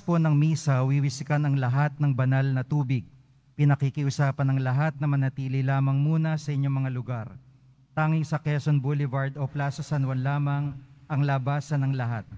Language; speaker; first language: Filipino; native; Filipino